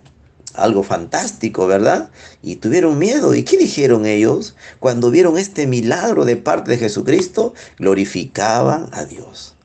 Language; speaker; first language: Spanish; native; Spanish